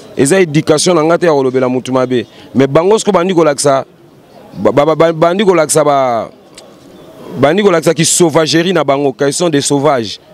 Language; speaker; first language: Lingala; native; Lingala